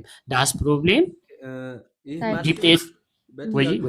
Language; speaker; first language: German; non-native, fluent; Amharic